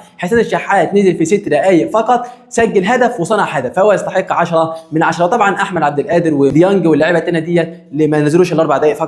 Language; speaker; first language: Arabic; native; Arabic